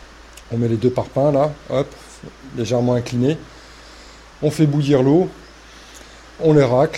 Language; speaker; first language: French; native; French